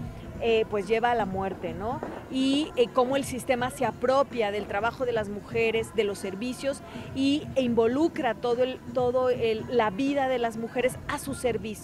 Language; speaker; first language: Spanish; native; Spanish